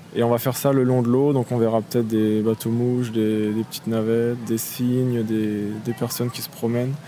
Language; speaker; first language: French; native; French